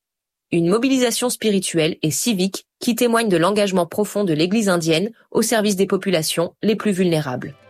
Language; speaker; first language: French; native; French